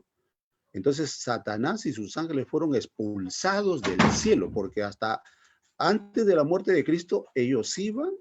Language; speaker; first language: Spanish; native; Spanish